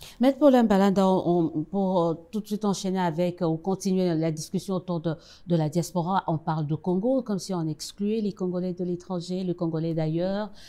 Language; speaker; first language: French; non-native, local second language; Lingala